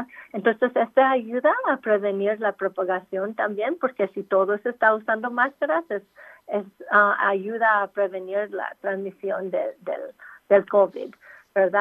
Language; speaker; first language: Spanish; non-native, local second language; English